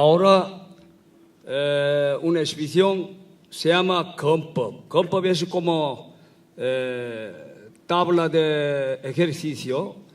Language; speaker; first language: Spanish; non-native, learner; Korean